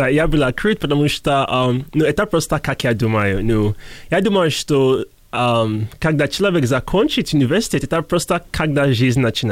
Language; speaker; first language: Russian; non-native, learner; English